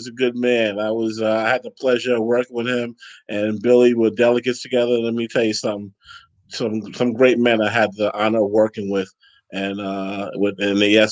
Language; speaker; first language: English; native; English